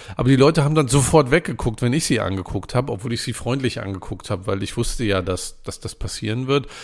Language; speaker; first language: German; native; German